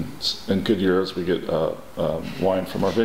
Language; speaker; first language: English; native; English